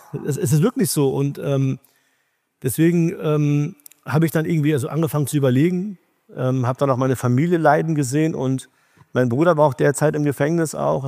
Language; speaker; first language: German; early bilingual, other home language; Urdu